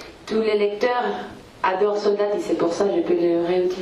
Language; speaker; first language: French; non-native, fluent; Spanish